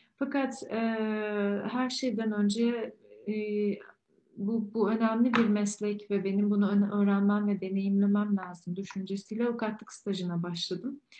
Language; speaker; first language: Turkish; native; Turkish